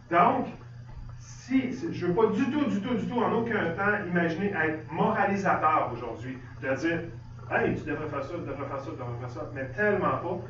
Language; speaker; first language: French; native; French